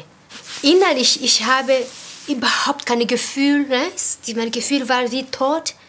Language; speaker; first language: German; non-native, learner; Kinyarwanda